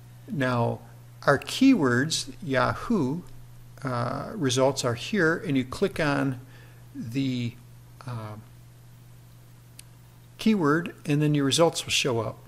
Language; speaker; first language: English; native; English